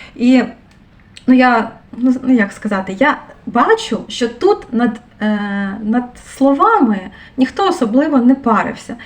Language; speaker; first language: Ukrainian; non-native, local second language; Russian